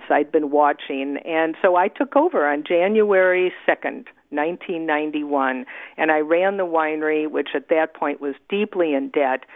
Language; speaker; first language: English; native; English